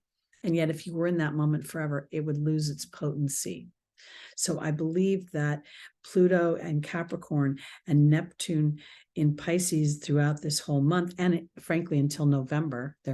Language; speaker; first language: English; native; English